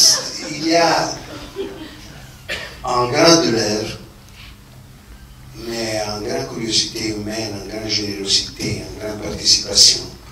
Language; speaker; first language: French; non-native, fluent; Italian